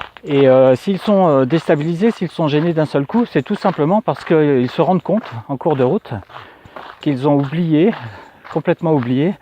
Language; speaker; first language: French; native; French